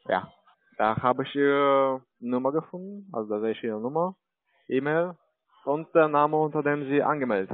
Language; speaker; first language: German; non-native, learner; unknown